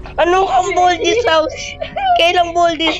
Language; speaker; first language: Filipino; native; Filipino